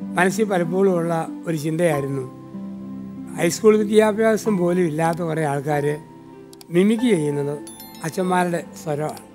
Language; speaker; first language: Malayalam; native; Malayalam